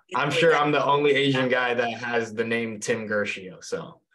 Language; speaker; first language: English; native; English